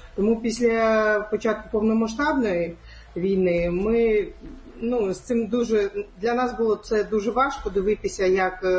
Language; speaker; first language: Ukrainian; non-native, local second language; Crimean Tatar